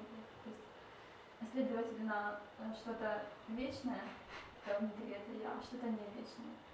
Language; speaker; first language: Russian; native; Russian